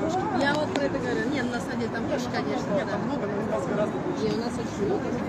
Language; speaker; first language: Russian; non-native, local second language; Kyrgyz